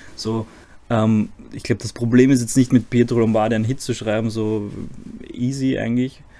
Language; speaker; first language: German; early bilingual, other home language; Croatian